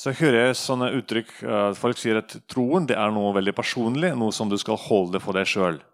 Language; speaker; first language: Norwegian; non-native, fluent; Russian